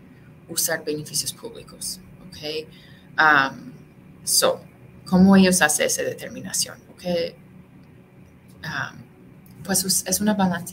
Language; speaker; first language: Spanish; non-native, fluent; English